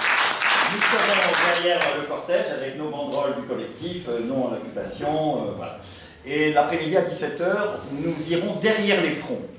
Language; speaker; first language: French; native; French